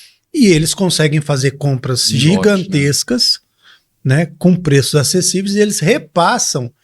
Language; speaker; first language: Portuguese; native; Portuguese